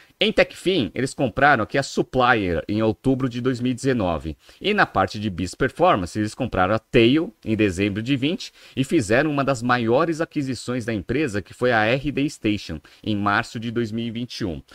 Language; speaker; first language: Portuguese; native; Portuguese